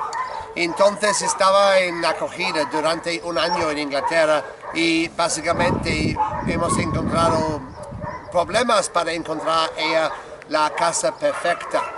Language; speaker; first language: Spanish; non-native, learner; English